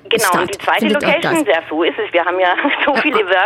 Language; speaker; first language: German; native; German